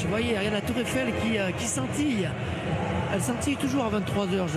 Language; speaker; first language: French; native; French